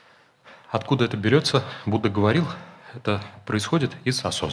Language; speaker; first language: Russian; native; Russian